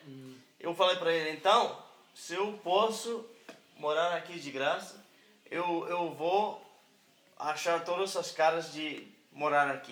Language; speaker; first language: Portuguese; non-native, learner; English